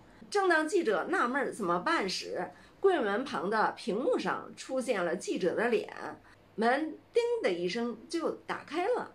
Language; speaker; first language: Chinese; native; Chinese